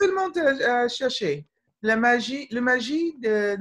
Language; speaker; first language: French; non-native, fluent; English